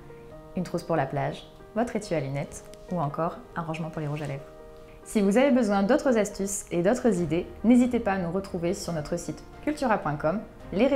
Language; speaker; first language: French; native; French